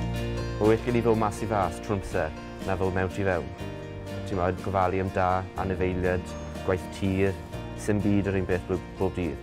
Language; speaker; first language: Welsh; native; Welsh